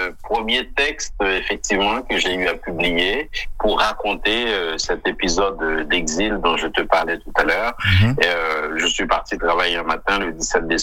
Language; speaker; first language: French; native; French